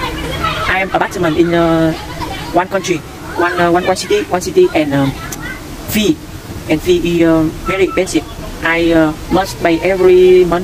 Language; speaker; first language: English; non-native, learner; Vietnamese